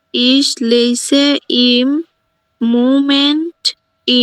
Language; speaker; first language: German; non-native, learner; Bangla